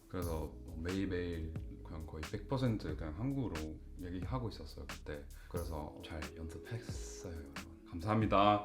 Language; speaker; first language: Korean; non-native, fluent; English